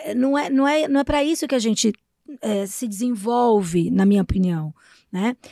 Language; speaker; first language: Portuguese; native; Portuguese